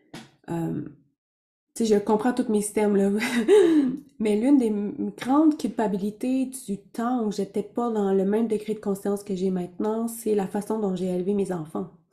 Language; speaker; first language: French; native; French